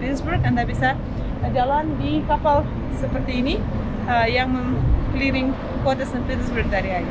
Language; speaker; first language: Indonesian; non-native, fluent; Russian